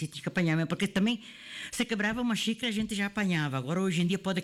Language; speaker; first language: Portuguese; non-native, local second language; Italian